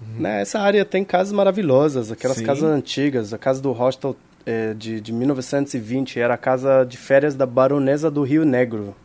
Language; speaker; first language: Portuguese; non-native, fluent; Hebrew